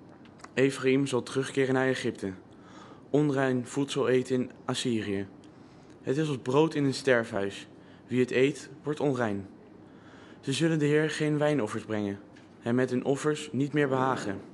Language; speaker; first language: Dutch; native; Dutch